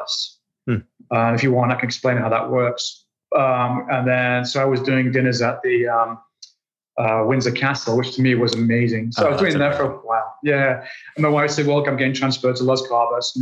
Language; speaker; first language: English; native; English